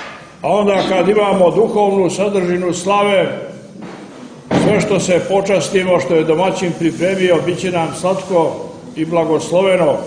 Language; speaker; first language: Croatian; native; Croatian